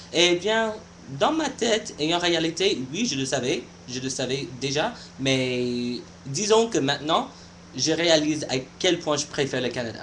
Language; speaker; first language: French; non-native, fluent; English